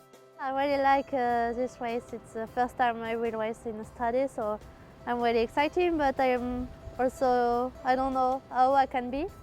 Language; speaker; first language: English; non-native, fluent; French